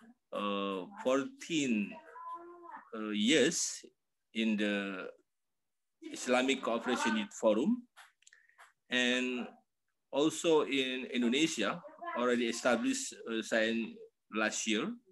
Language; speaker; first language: English; non-native, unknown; Indonesian